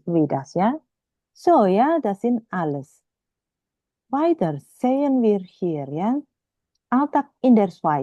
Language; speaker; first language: German; non-native, fluent; Indonesian